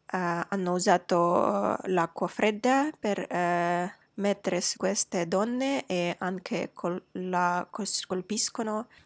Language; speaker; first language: Italian; non-native, fluent; Russian